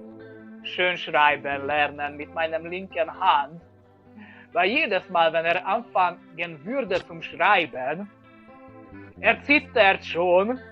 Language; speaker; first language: German; non-native, learner; Hungarian